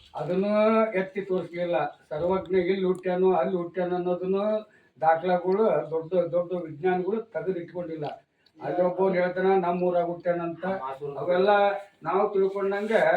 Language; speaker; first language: Kannada; native; Kannada